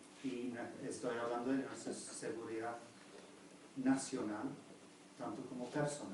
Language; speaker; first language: Spanish; non-native, fluent; English